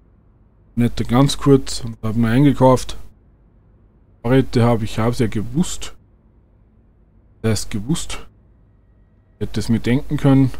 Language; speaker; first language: German; native; German